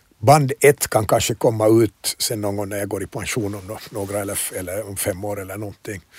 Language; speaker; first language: Swedish; native; Swedish